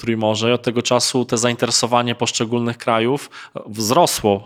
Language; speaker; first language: Polish; native; Polish